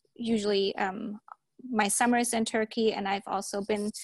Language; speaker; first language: English; early bilingual, heritage; German